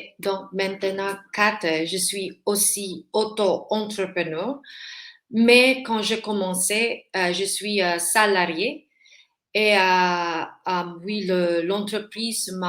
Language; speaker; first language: French; non-native, learner; Filipino